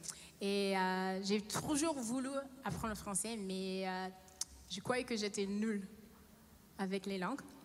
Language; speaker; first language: French; non-native, fluent; English